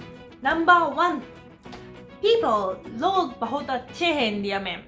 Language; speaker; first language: Hindi; non-native, fluent; Japanese